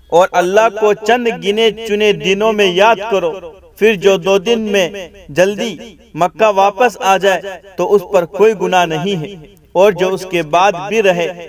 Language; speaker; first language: Urdu; native; Urdu